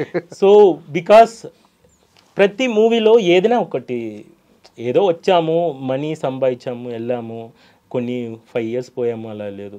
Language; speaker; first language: Telugu; non-native, local second language; Tamil